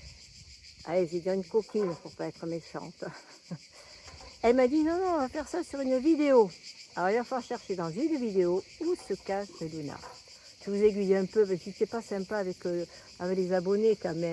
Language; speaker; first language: French; native; French